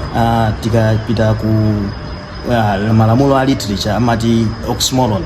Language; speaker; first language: Nyanja; non-native, local second language; Tumbuka